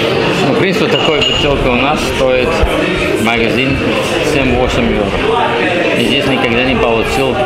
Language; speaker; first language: Russian; non-native, learner; Dutch